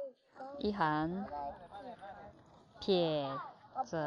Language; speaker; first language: Chinese; native; Chinese